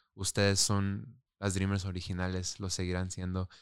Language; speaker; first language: Spanish; early bilingual, heritage; Spanish